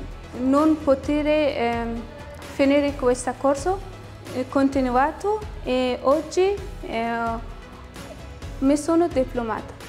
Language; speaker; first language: Italian; non-native, learner; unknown